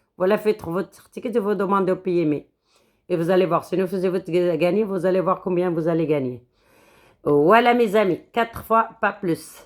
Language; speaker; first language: French; non-native, local second language; Arabic